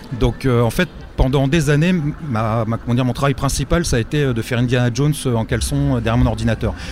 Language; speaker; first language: French; native; French